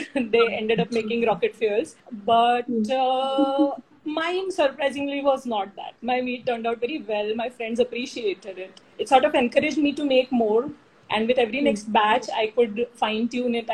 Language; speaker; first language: English; non-native, local second language; Marathi